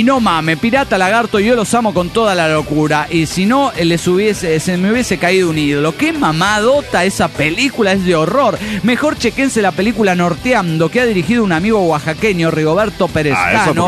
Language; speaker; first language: Spanish; native; Spanish